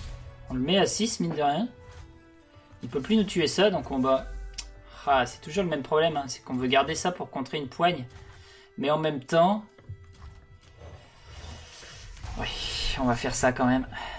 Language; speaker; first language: French; native; French